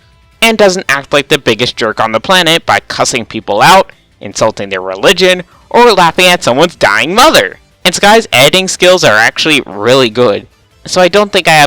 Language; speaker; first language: English; native; English